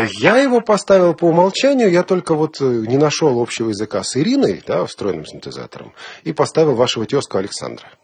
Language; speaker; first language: Russian; native; Russian